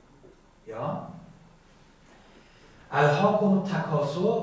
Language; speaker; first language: German; non-native, learner; Persian